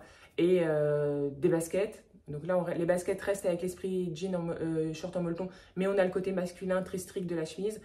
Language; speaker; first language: French; native; French